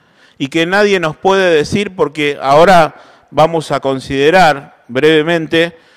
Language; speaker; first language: Spanish; native; Spanish